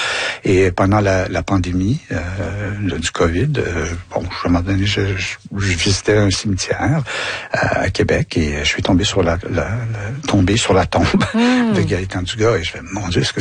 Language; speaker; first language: French; native; French